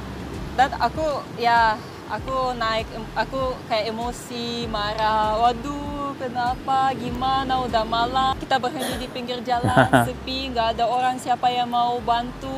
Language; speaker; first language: Indonesian; non-native, fluent; Russian